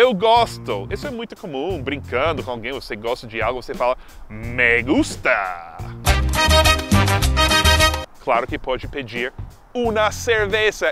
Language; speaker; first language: Portuguese; non-native, fluent; English